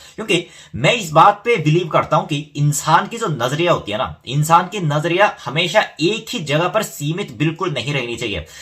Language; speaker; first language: Hindi; non-native, fluent; Korean